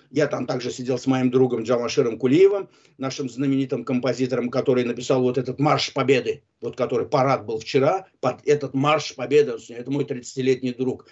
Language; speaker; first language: Russian; non-native, local second language; Azerbaijani